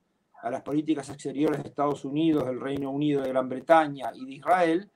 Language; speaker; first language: Spanish; native; Spanish